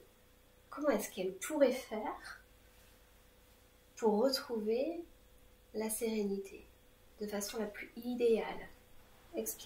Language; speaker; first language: French; native; French